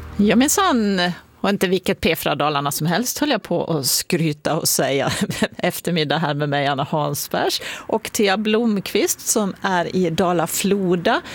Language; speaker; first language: Swedish; native; Swedish